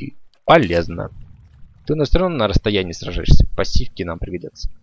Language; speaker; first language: Russian; native; Russian